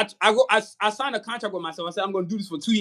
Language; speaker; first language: English; native; English